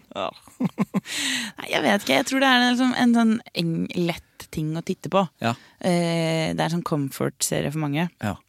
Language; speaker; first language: Norwegian; native; Norwegian